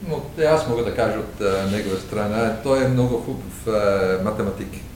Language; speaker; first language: Bulgarian; non-native, learner; English